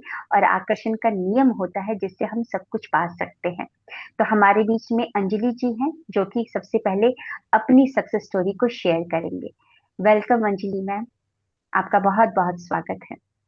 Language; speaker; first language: Hindi; native; Hindi